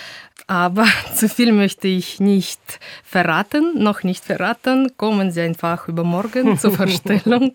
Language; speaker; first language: German; non-native, fluent; Russian